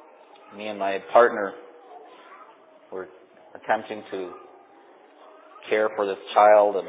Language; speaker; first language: English; native; English